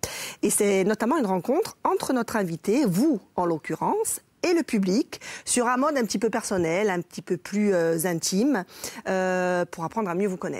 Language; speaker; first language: French; native; French